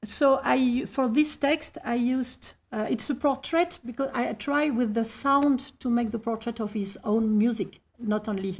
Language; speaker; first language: English; non-native, fluent; French